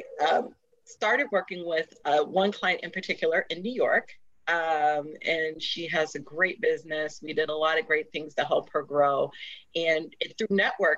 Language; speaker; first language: English; native; English